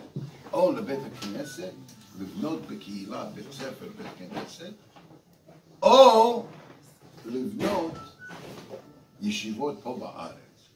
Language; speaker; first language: Hebrew; non-native, fluent; English